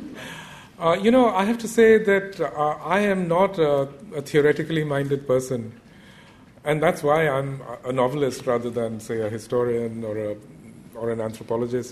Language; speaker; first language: English; non-native, local second language; Bangla